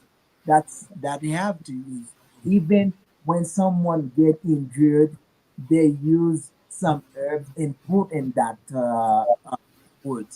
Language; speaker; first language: English; non-native, learner; Haitian Creole